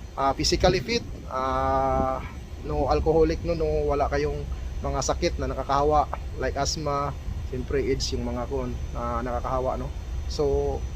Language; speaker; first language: Filipino; non-native, local second language; Cebuano